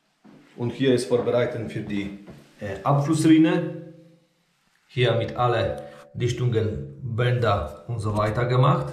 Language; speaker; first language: German; non-native, learner; Polish